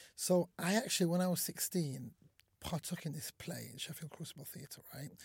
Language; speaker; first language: English; early bilingual, other home language; Somali